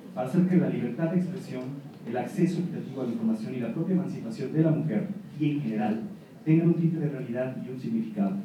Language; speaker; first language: Spanish; native; Spanish